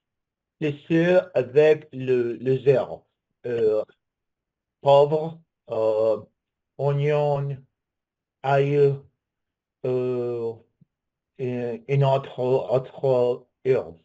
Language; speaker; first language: French; non-native, learner; English